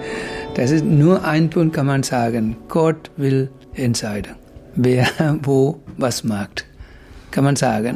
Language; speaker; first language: German; non-native, learner; Tamil